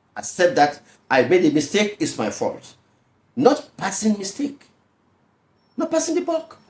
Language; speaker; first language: English; non-native, local second language; Yoruba